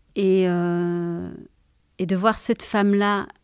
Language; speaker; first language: French; native; French